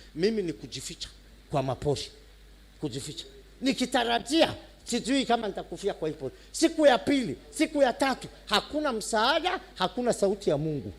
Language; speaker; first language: Swahili; non-native, fluent; Somali